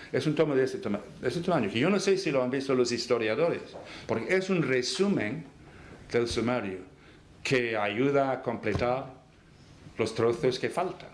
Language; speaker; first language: Spanish; non-native, fluent; English